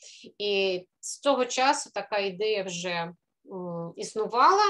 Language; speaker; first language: Ukrainian; non-native, fluent; Russian